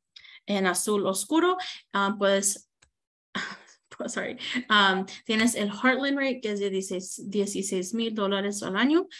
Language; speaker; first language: Spanish; early bilingual, heritage; Spanish